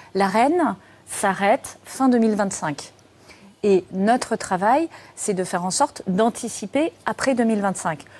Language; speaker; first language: French; native; French